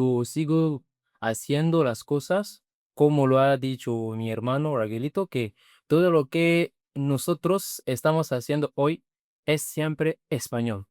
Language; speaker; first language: Spanish; non-native, learner; French